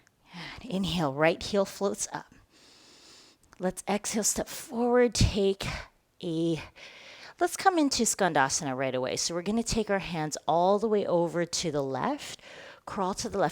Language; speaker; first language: English; native; English